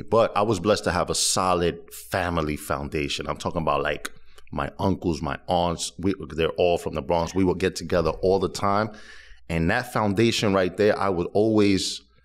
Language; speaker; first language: English; early bilingual, other home language; Spanish